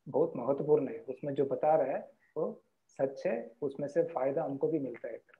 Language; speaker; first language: Hindi; non-native, local second language; Marathi